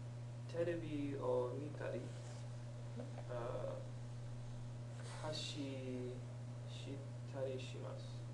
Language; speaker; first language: Japanese; non-native, learner; English